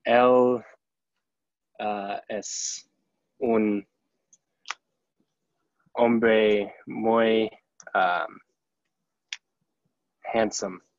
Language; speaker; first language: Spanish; non-native, learner; English